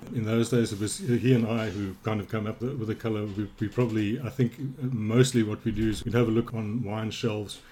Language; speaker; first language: English; native; English